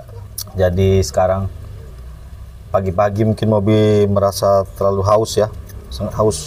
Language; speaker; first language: Indonesian; native; Indonesian